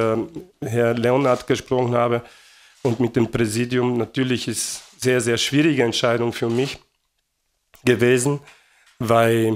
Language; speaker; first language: German; non-native, fluent; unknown